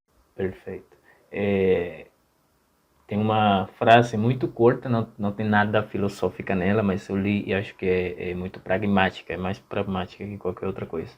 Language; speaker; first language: Portuguese; non-native, fluent; Spanish